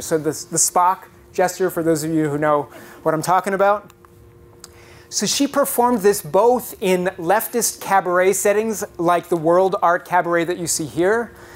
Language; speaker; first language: English; native; English